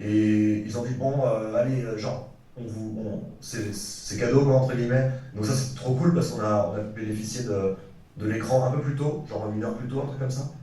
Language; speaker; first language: French; native; French